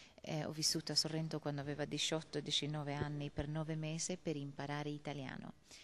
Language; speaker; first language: Italian; non-native, fluent; Swedish